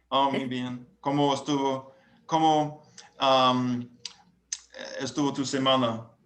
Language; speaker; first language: Spanish; non-native, learner; English